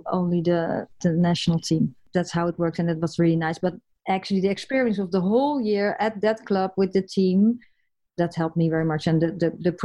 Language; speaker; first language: English; non-native, fluent; Dutch